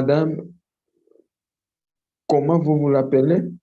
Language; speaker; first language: French; non-native, learner; Portuguese